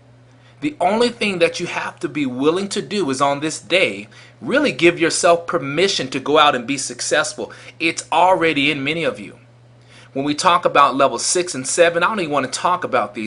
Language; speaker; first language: English; native; English